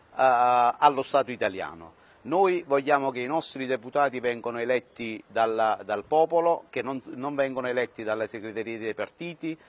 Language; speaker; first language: Italian; native; Italian